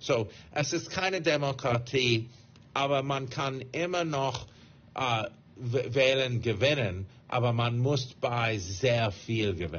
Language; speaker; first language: German; non-native, fluent; English